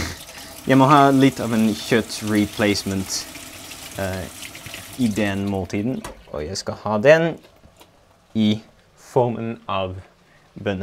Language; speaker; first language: Norwegian; non-native, learner; Dutch